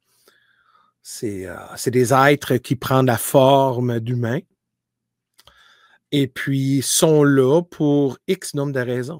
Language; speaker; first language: French; native; French